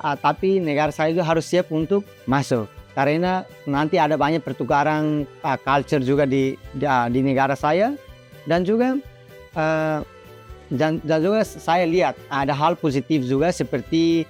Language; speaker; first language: Indonesian; non-native, fluent; Tetum